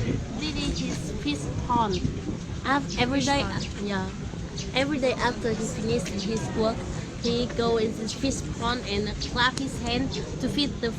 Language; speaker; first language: English; non-native, learner; Vietnamese